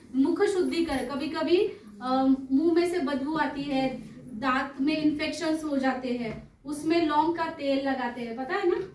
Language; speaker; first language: Hindi; non-native, local second language; Marathi